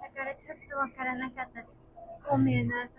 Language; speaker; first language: Japanese; native; Japanese